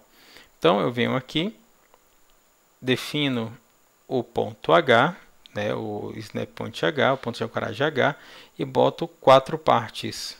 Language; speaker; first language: Portuguese; native; Portuguese